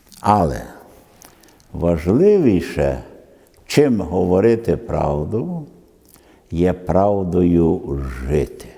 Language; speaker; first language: Ukrainian; early bilingual, other home language; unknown